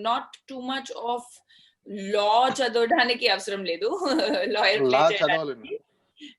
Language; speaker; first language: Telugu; non-native, learner; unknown